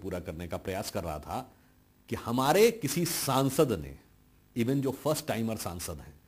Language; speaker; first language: Hindi; native; Hindi